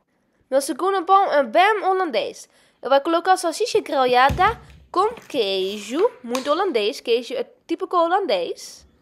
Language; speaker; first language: Portuguese; non-native, learner; Dutch